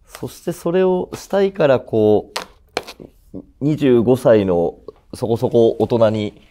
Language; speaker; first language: Japanese; native; Japanese